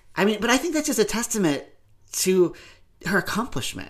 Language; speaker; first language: English; native; English